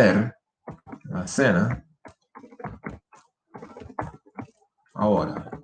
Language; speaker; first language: Spanish; non-native, fluent; English